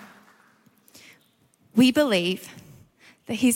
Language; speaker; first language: English; native; English